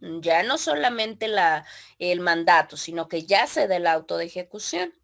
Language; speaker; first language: Spanish; native; Spanish